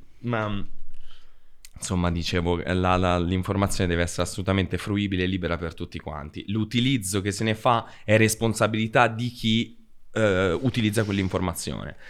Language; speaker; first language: Italian; native; Italian